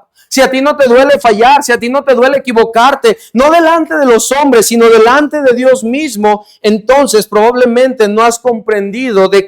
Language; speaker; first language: Spanish; native; Spanish